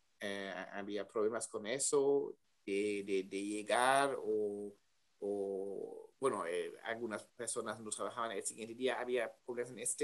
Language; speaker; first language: Spanish; non-native, learner; German